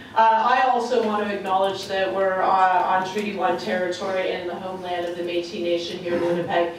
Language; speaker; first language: English; native; English